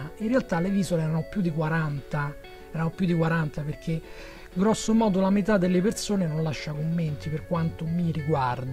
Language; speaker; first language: Italian; native; Italian